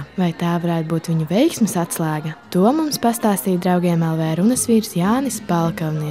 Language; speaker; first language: Latvian; native; Latvian